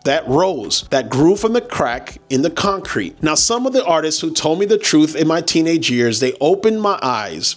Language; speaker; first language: English; native; English